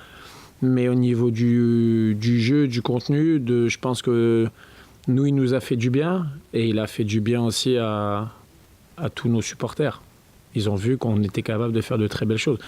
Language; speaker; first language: French; native; French